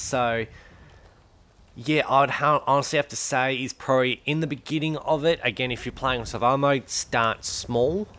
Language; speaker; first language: English; native; English